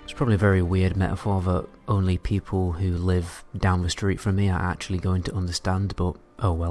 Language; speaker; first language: English; native; English